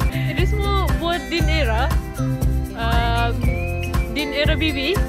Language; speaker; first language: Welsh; non-native, learner; Malay